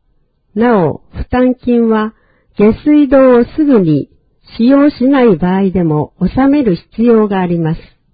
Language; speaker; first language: Japanese; native; Japanese